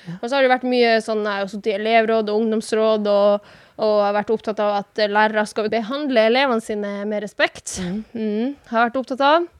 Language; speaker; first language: Norwegian; non-native, local second language; Northern Sami